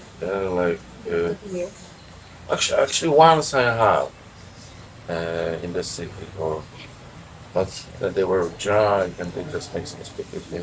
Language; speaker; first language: English; non-native, learner; Polish